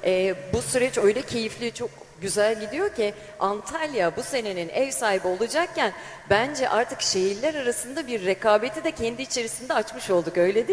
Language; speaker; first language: Turkish; native; Turkish